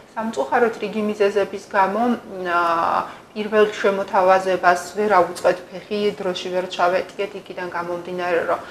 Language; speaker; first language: Georgian; native; Georgian